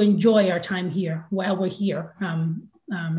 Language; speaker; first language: English; non-native, local second language; Yoruba